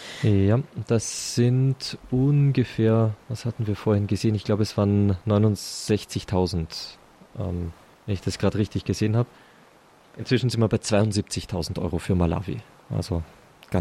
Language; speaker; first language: German; native; German